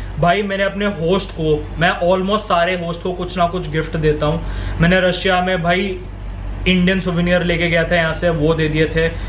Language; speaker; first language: Hindi; native; Hindi